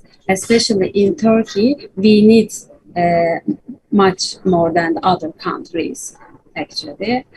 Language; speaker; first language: English; non-native, learner; Turkish